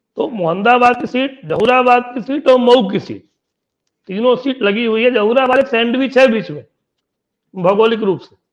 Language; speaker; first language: Hindi; native; Hindi